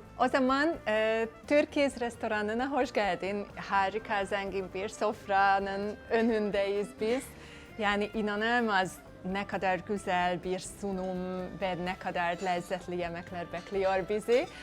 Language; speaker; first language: Turkish; non-native, fluent; Hungarian